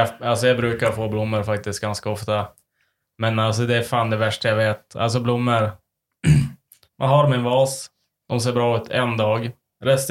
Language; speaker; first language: Swedish; native; Swedish